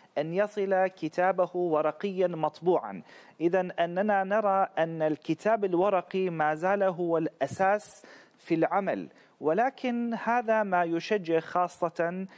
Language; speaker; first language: Arabic; non-native, fluent; Turkish